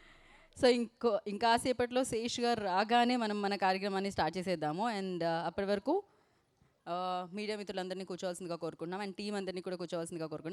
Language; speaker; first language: Telugu; native; Telugu